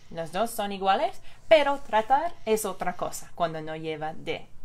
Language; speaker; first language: Spanish; non-native, fluent; English